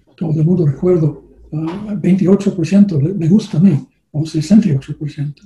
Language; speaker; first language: Spanish; non-native, learner; English